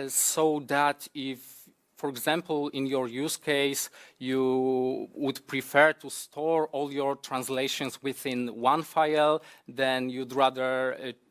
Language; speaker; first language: English; non-native, fluent; Polish